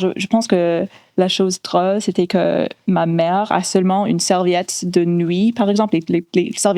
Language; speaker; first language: French; non-native, local second language; English